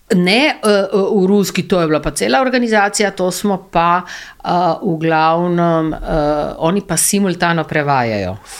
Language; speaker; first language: Slovenian; native; Slovenian